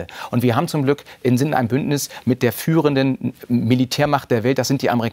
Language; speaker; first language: German; native; German